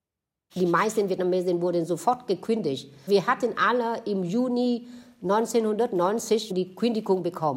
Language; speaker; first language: German; non-native, fluent; Vietnamese